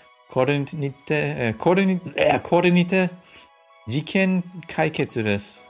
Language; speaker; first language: Japanese; non-native, learner; German